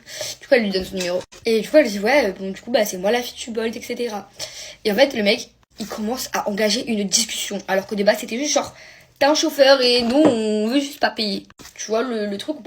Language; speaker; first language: French; native; French